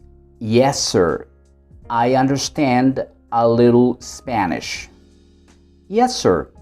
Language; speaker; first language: English; non-native, fluent; Spanish